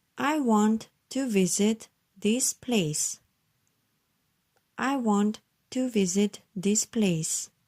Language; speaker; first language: English; non-native, learner; Turkish